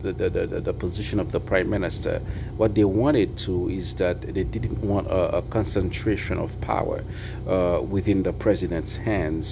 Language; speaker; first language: English; non-native, local second language; Haitian Creole